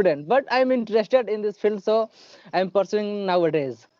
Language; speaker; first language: English; non-native, learner; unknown